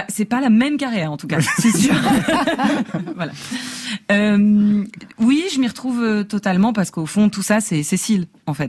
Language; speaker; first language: French; native; French